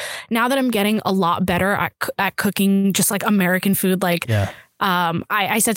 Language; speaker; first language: English; early bilingual, other home language; Urdu